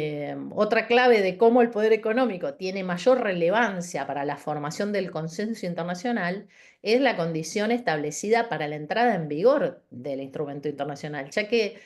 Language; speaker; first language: Spanish; native; Spanish